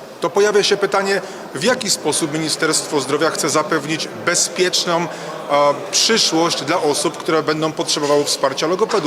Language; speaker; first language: Polish; native; Polish